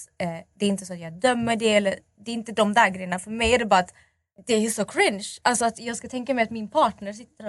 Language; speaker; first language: Swedish; native; Swedish